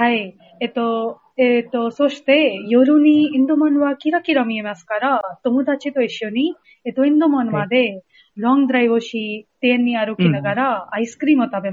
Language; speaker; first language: Japanese; non-native, learner; Hindi